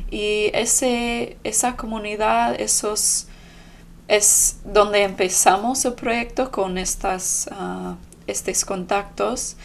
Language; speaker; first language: Spanish; non-native, fluent; English